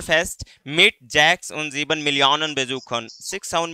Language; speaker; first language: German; non-native, learner; Hindi